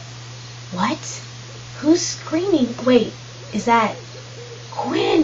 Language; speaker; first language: English; native; English